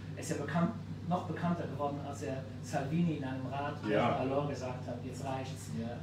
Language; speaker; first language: German; non-native, local second language; Luxembourgish